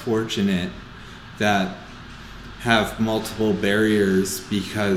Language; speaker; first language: English; native; English